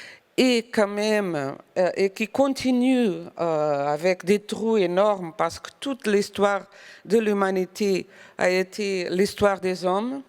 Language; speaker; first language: French; non-native, fluent; Portuguese